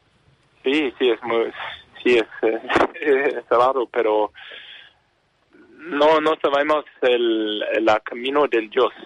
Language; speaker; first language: Spanish; non-native, learner; Danish